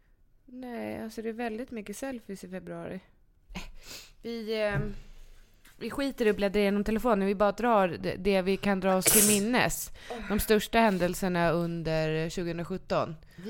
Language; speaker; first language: Swedish; native; Swedish